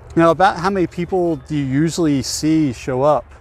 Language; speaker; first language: English; native; English